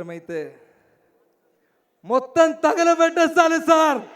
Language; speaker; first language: Telugu; non-native, learner; Malayalam